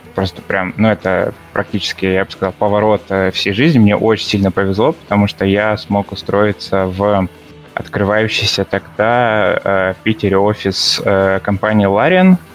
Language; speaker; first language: Russian; native; Russian